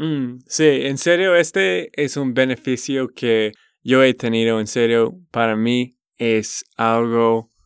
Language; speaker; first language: Spanish; non-native, learner; English